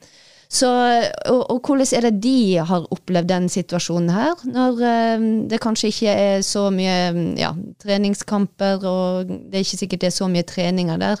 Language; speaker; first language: Norwegian; native; Norwegian